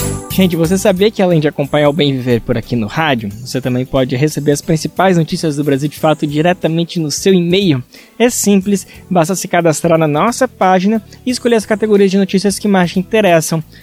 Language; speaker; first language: Portuguese; native; Portuguese